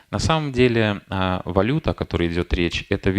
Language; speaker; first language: Russian; native; Russian